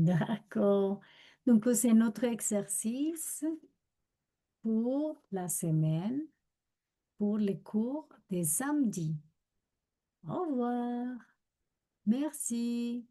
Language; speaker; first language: French; non-native, fluent; Spanish